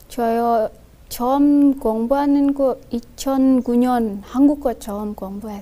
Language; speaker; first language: Korean; non-native, learner; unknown